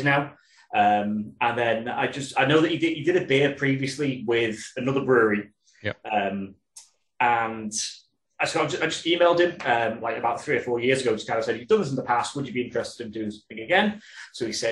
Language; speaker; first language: English; native; English